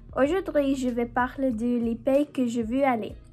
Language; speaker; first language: French; non-native, learner; English